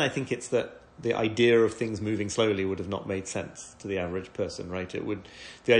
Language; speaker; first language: English; native; English